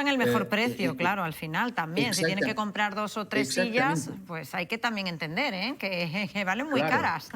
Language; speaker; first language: Spanish; native; Spanish